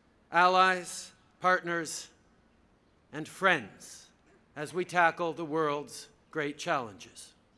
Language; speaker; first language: English; early bilingual, other home language; French